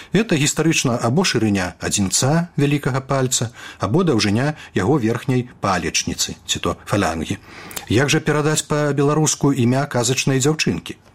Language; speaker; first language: Belarusian; native; Belarusian